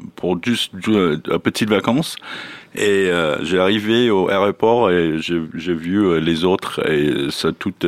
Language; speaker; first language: French; non-native, learner; English